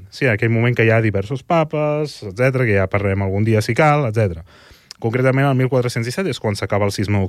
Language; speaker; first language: Catalan; native; Catalan